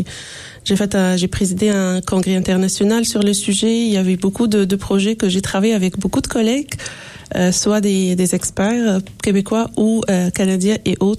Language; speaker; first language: French; non-native, local second language; Arabic